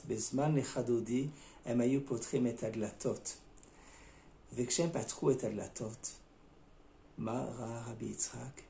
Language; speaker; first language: Hebrew; non-native, fluent; French